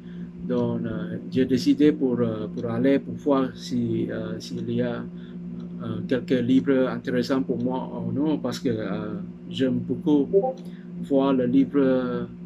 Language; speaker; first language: French; non-native, learner; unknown